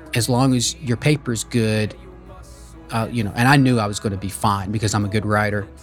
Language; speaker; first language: English; early bilingual, other home language; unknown